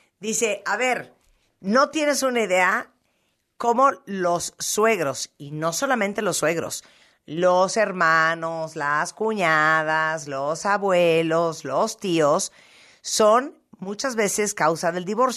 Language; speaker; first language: Spanish; native; Spanish